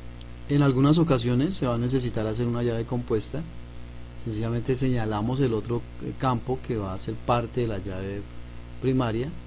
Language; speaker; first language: Spanish; native; Spanish